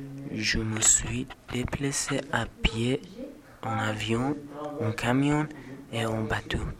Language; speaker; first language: French; non-native, learner; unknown